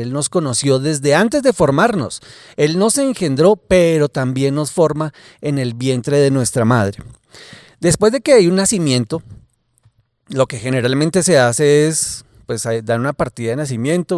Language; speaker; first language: Spanish; native; Spanish